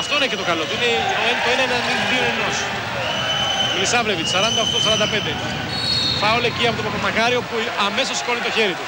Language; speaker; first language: Greek; native; Greek